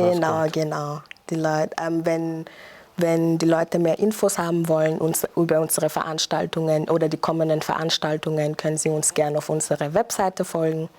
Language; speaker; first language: German; non-native, fluent; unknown